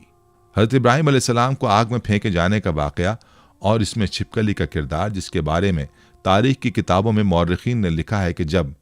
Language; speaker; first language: Urdu; native; Urdu